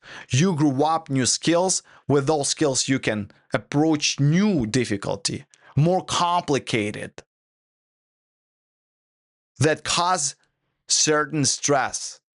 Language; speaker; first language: English; non-native, fluent; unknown